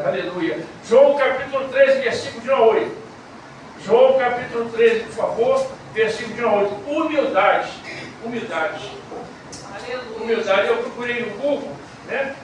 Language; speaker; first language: Portuguese; native; Portuguese